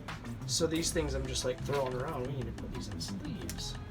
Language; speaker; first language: English; native; English